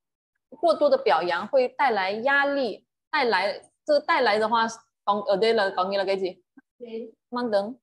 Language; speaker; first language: Chinese; non-native, fluent; Vietnamese